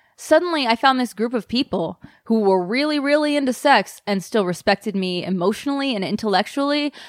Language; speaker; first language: English; native; English